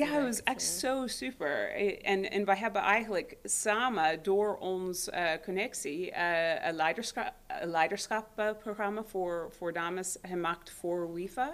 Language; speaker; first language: Dutch; non-native, fluent; English